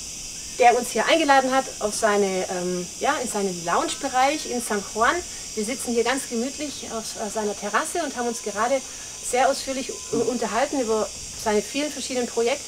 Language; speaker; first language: German; native; German